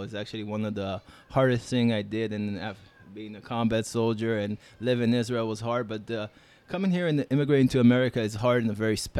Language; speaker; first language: English; non-native, fluent; Hebrew